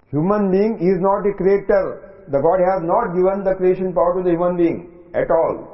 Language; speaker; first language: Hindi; non-native, local second language; Marathi